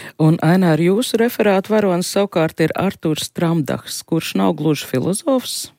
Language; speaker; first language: Latvian; native; Latvian